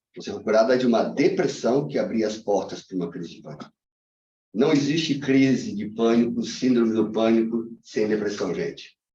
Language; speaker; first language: Portuguese; native; Portuguese